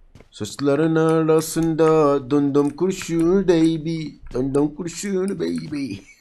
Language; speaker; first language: Turkish; non-native, fluent; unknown